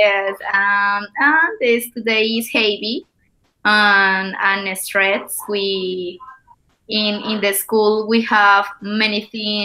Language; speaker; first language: English; non-native, learner; Spanish